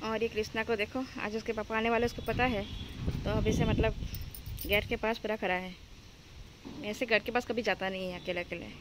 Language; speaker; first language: Hindi; native; Hindi